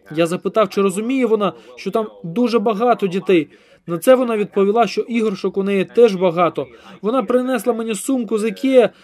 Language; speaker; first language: Ukrainian; non-native, fluent; Arabic